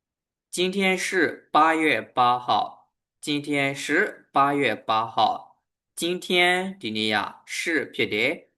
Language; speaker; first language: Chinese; non-native, fluent; Burmese